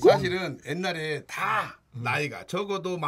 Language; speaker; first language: Korean; native; Korean